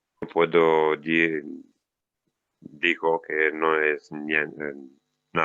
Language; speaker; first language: Spanish; non-native, learner; Italian